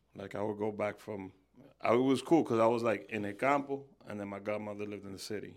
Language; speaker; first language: English; early bilingual, other home language; Spanish